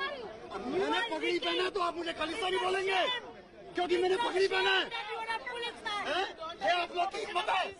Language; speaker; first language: Hindi; non-native, local second language; Punjabi